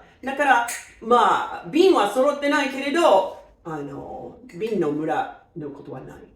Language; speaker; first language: Japanese; non-native, fluent; English